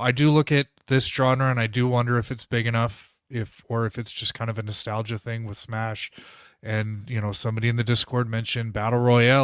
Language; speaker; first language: English; native; English